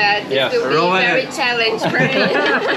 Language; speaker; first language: English; non-native, fluent; Portuguese